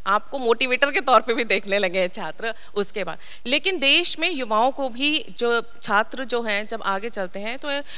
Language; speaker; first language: Hindi; native; Hindi